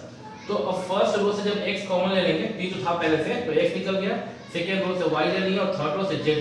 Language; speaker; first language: Hindi; native; Hindi